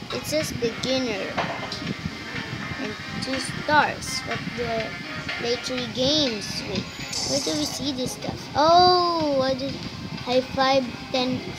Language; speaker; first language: English; non-native, local second language; Filipino